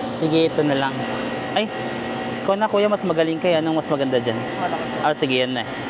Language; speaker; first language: Filipino; native; Filipino